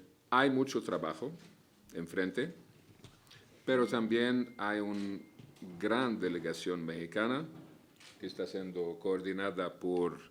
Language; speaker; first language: Spanish; non-native, fluent; Arabic